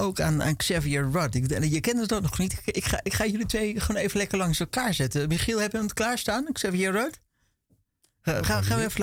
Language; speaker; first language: Dutch; native; Dutch